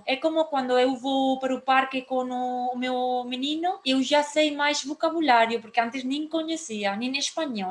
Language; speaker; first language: Portuguese; non-native, fluent; Spanish